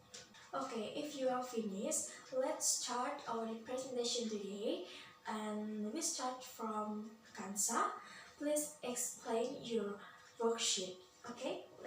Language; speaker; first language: English; non-native, learner; Indonesian